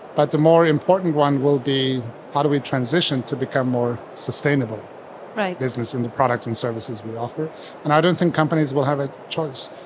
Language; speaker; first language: English; non-native, fluent; Turkish